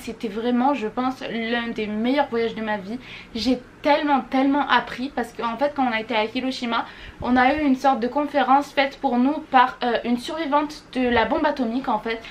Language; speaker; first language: French; native; French